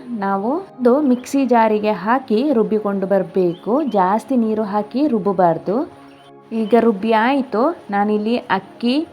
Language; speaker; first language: Kannada; non-native, local second language; Tulu